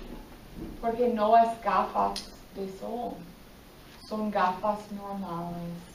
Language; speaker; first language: Spanish; non-native, fluent; English